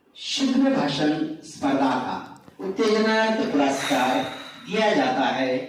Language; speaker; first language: Hindi; non-native, local second language; Marathi